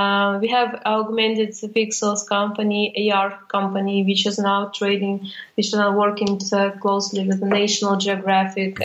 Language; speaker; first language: English; non-native, fluent; Ukrainian